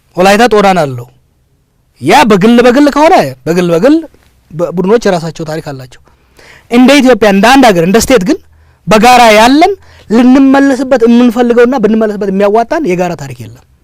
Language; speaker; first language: Amharic; non-native, local second language; Oromo